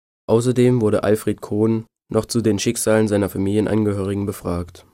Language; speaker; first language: German; native; German